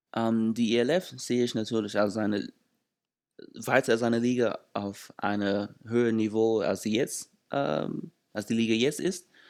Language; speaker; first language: German; non-native, fluent; English